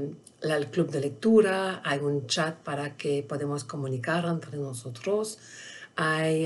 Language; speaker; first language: Spanish; non-native, learner; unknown